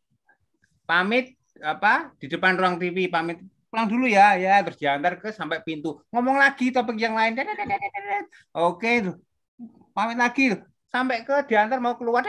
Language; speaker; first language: Indonesian; native; Indonesian